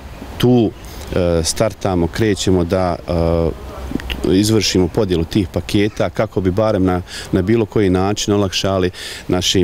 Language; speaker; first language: Croatian; native; Croatian